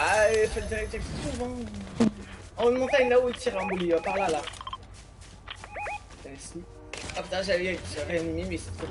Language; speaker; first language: French; native; French